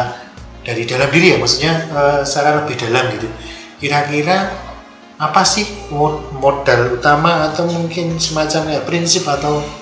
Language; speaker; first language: Indonesian; non-native, local second language; Javanese